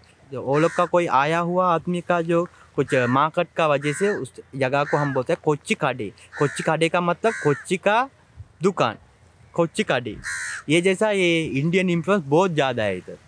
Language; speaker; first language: Hindi; non-native, fluent; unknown